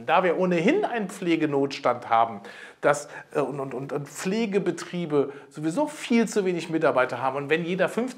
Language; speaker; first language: German; native; German